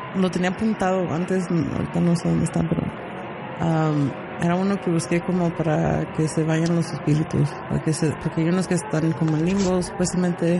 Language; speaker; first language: Spanish; early bilingual, heritage; Spanish